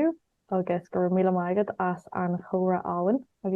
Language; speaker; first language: Irish; non-native, local second language; English